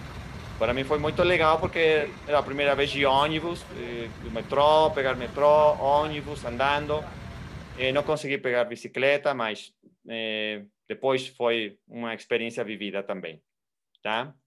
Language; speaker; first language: Portuguese; non-native, fluent; Spanish